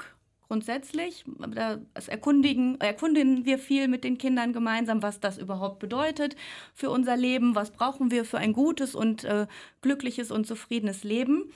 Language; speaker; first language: German; native; German